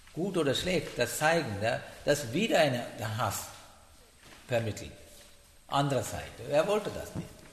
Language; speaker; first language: German; non-native, learner; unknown